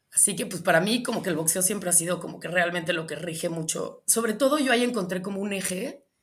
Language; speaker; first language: Spanish; native; Spanish